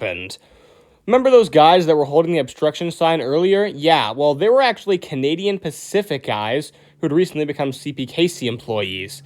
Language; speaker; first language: English; native; English